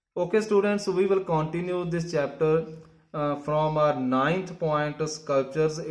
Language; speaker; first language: English; non-native, local second language; Punjabi